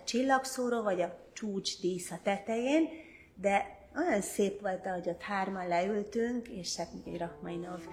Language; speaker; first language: Hungarian; native; Hungarian